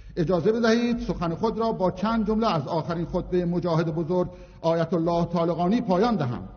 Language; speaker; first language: Persian; non-native, local second language; Azerbaijani